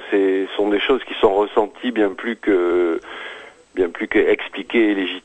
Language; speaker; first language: French; native; French